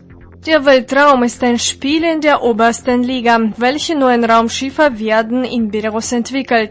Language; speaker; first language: German; non-native, fluent; Russian